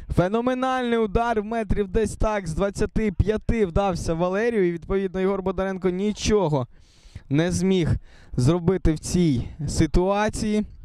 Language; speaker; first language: Ukrainian; non-native, local second language; Russian